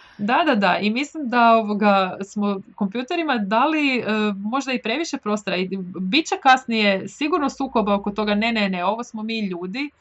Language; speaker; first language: Croatian; native; Croatian